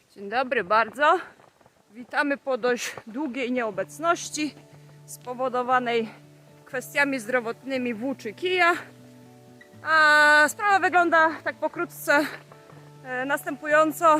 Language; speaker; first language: Polish; native; Polish